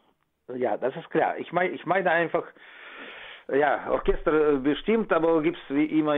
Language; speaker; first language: German; non-native, fluent; Russian